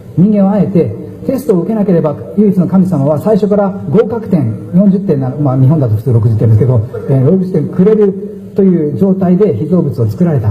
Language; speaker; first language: Japanese; native; Japanese